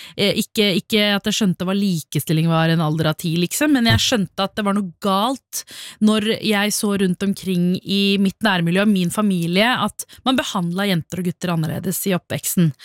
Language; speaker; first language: Norwegian; early bilingual, other home language; Tamil